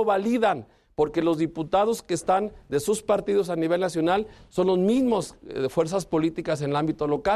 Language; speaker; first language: Spanish; native; Spanish